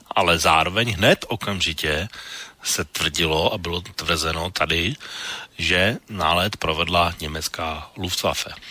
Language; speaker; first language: Czech; native; Czech